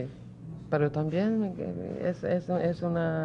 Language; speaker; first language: Spanish; non-native, fluent; Swedish